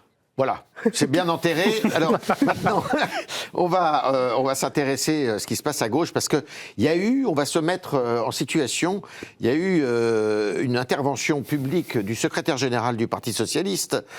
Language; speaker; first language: French; native; French